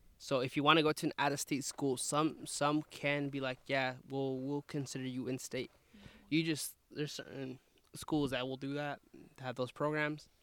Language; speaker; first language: English; early bilingual, other home language; Spanish